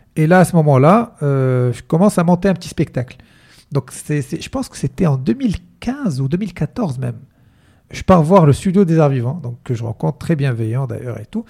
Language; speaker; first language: French; non-native, local second language; Arabic